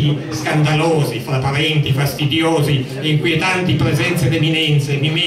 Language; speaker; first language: Italian; native; Italian